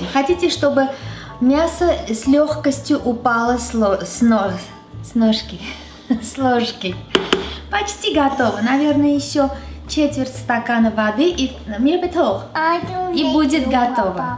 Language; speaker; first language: Russian; non-native, fluent; Armenian